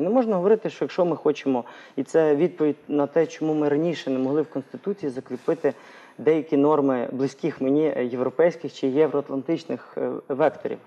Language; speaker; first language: Ukrainian; native; Ukrainian